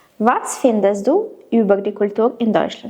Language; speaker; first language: German; non-native, fluent; Ukrainian